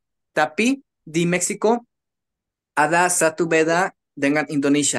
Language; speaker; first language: Indonesian; non-native, learner; Spanish